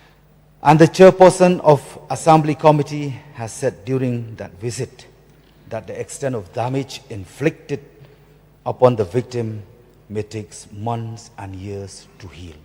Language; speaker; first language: English; non-native, local second language; Khasi